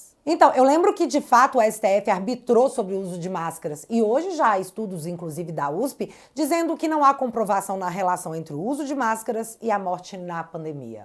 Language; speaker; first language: Portuguese; native; Portuguese